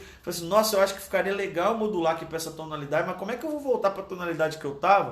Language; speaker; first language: Portuguese; native; Portuguese